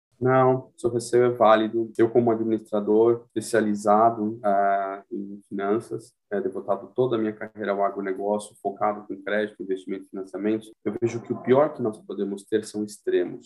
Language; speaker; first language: Portuguese; native; Portuguese